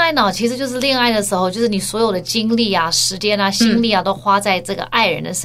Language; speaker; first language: Chinese; early bilingual, heritage; Chinese